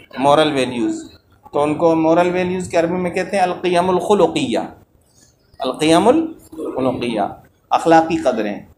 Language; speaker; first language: Urdu; native; Urdu